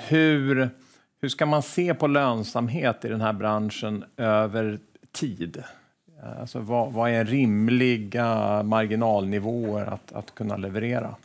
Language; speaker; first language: Swedish; native; Swedish